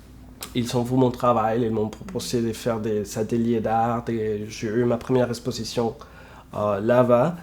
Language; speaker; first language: French; non-native, fluent; Spanish